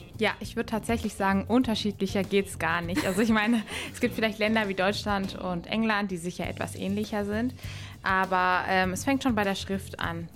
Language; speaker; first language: German; native; German